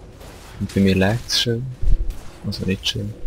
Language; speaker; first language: German; native; German